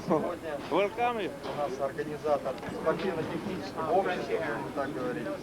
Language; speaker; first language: Russian; native; Russian